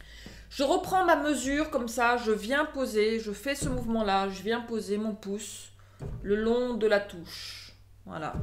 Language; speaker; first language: French; native; French